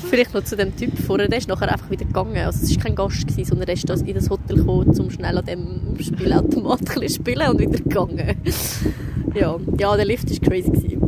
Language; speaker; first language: German; native; German